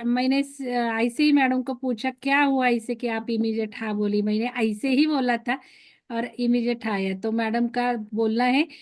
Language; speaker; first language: Hindi; non-native, local second language; Marathi